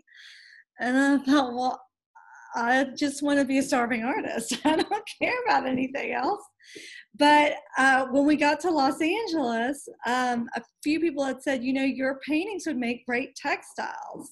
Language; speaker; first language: English; native; English